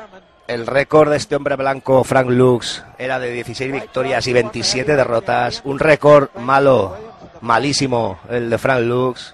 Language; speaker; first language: Spanish; native; Spanish